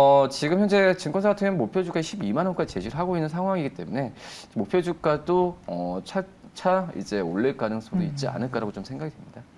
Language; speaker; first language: Korean; native; Korean